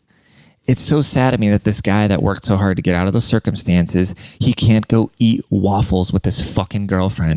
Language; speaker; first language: English; native; English